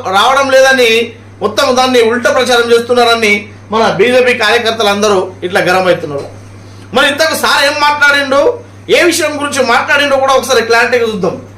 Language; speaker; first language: Telugu; non-native, local second language; Marathi